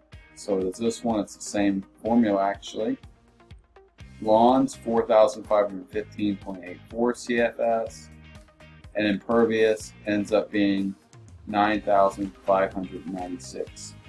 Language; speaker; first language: English; native; English